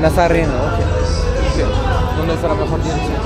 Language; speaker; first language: Spanish; non-native, learner; French